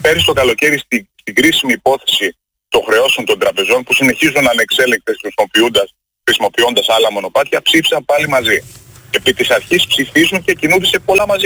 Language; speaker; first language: Greek; native; Greek